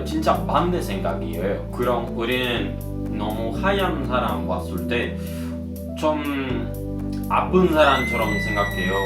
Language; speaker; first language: Korean; non-native, learner; Spanish